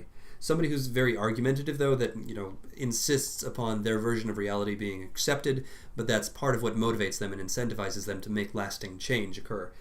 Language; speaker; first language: English; native; English